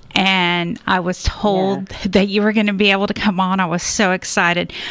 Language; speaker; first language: English; native; English